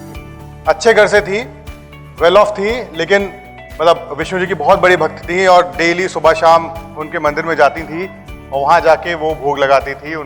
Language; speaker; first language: Hindi; native; Hindi